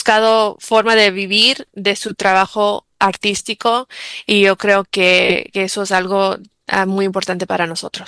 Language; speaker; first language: Spanish; early bilingual, heritage; English